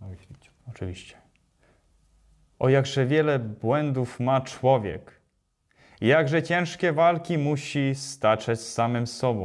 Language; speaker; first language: Polish; non-native, fluent; Ukrainian